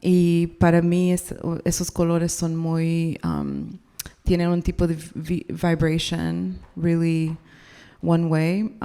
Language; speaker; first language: Spanish; non-native, learner; English